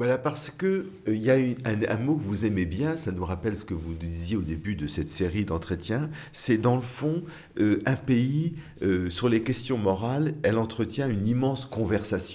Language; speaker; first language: French; native; French